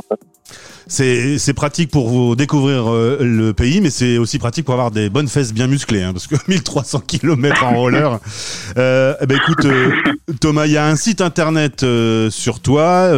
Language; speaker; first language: French; native; French